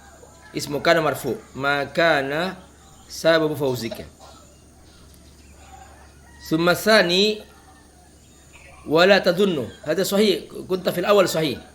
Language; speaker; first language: Arabic; non-native, fluent; Indonesian